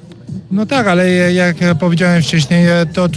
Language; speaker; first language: Polish; non-native, learner; Romanian